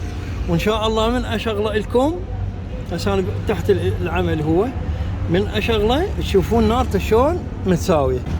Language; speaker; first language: Arabic; native; Arabic